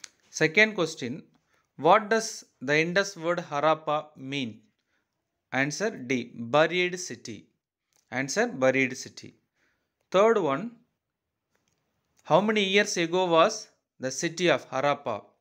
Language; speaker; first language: English; non-native, local second language; Tamil